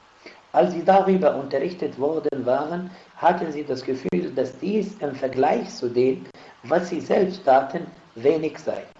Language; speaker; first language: German; non-native, fluent; Arabic